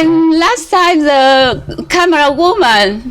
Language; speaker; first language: English; non-native, learner; Vietnamese